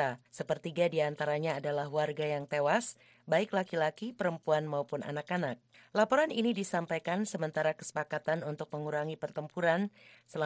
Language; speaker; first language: Indonesian; native; Indonesian